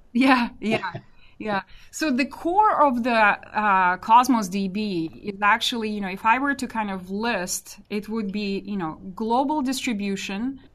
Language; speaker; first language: English; non-native, fluent; Russian